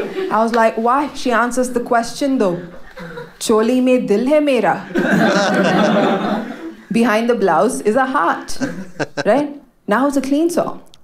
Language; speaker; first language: English; native; English